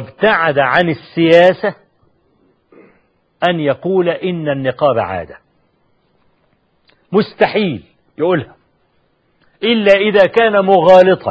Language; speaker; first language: Arabic; native; Arabic